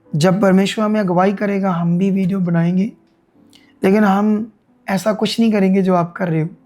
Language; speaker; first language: Hindi; non-native, local second language; Punjabi